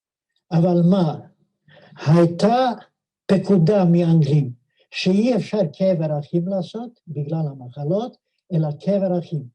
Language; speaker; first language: Hebrew; non-native, fluent; Yiddish